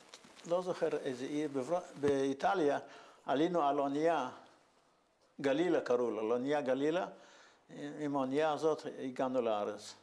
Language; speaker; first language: Hebrew; non-native, fluent; Yiddish